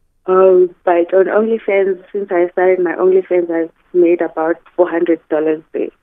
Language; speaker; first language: English; non-native, local second language; Zulu